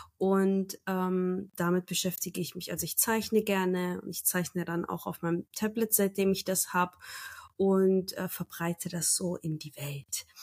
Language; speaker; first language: German; early bilingual, other home language; Turkish